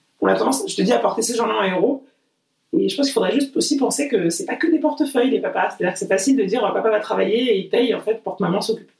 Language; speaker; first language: French; early bilingual, other home language; Portuguese